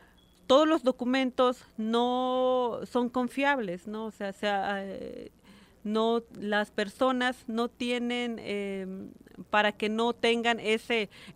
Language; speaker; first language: Spanish; native; Spanish